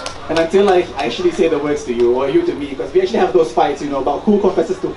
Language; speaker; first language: English; non-native, local second language; Malay